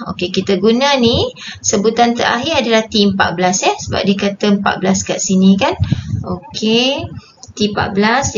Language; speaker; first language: Malay; native; Malay